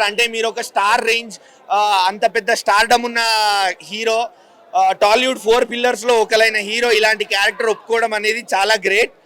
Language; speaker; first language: Telugu; native; Telugu